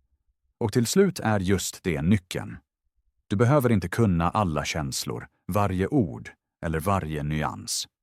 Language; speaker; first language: Swedish; non-native, fluent; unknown